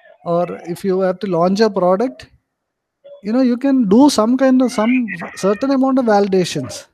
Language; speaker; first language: English; non-native, local second language; Malayalam